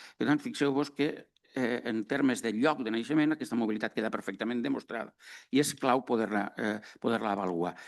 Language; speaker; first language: Catalan; native; Catalan